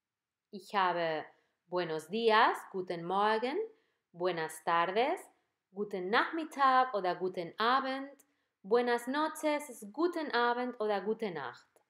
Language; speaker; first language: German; non-native, fluent; Spanish